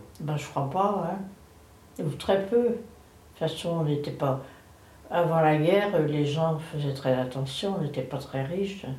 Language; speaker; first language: French; native; French